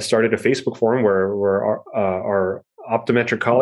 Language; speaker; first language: English; native; English